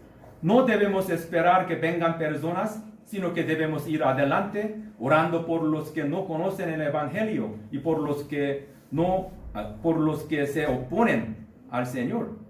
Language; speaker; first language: Spanish; non-native, learner; Korean